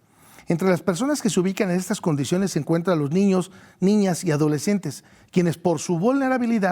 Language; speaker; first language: Spanish; native; Spanish